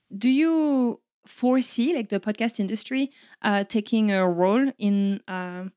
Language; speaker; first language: English; non-native, fluent; French